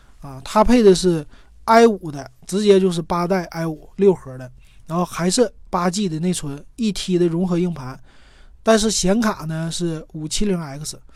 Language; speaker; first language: Chinese; native; Chinese